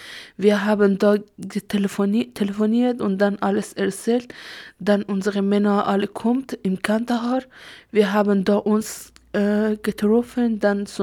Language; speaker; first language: German; non-native, learner; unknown